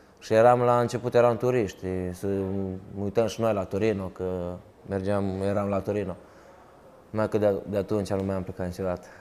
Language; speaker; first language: Romanian; early bilingual, heritage; Romanian